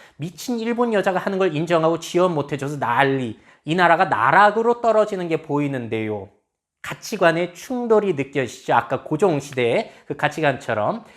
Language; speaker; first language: Korean; native; Korean